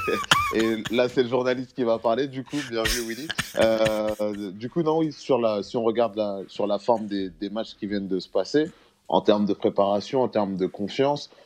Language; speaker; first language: French; native; French